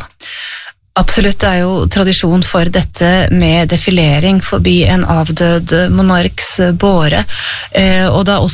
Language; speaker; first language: Norwegian; native; Norwegian